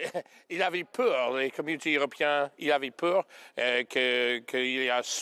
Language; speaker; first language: French; non-native, learner; English